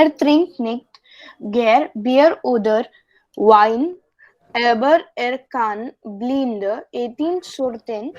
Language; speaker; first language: German; non-native, learner; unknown